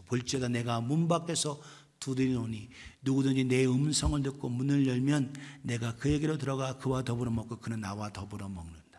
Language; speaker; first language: Korean; native; Korean